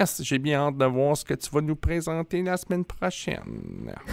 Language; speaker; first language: French; native; French